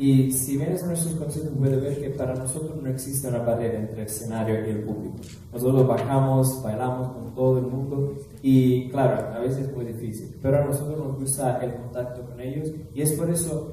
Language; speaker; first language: Spanish; non-native, fluent; Italian